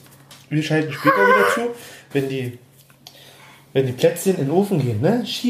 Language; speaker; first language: German; native; German